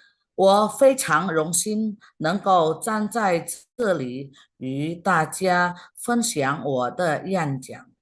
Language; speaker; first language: Chinese; non-native, fluent; Indonesian